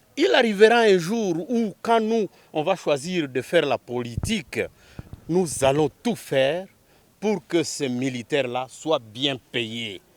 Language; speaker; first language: French; non-native, local second language; Swahili